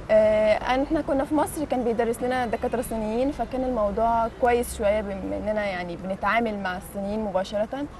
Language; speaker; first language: Arabic; native; Arabic